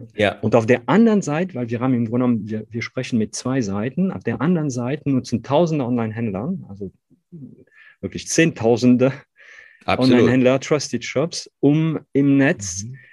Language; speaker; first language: German; non-native, fluent; French